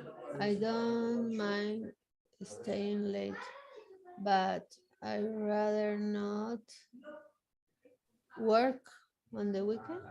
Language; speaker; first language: English; non-native, learner; Spanish